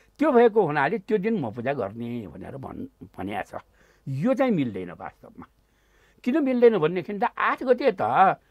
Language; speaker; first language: Nepali; non-native, local second language; Newari